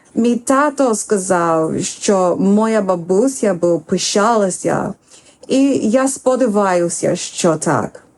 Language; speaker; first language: Ukrainian; non-native, learner; English